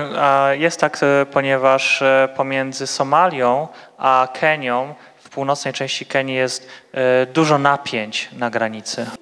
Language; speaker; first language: Polish; native; Polish